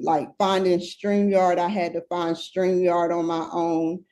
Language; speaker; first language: English; native; English